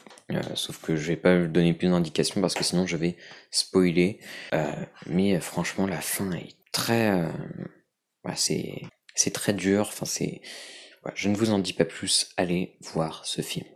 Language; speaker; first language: French; native; French